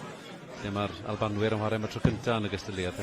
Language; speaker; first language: Welsh; native; Welsh